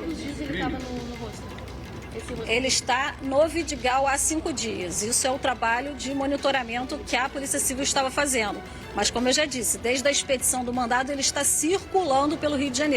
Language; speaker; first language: Portuguese; native; Portuguese